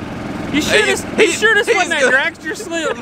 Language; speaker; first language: English; native; English